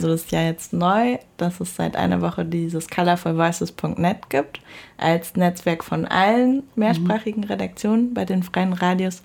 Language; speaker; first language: German; native; German